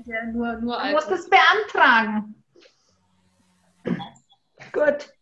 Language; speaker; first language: German; native; German